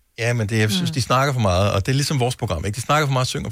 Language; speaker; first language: Danish; native; Danish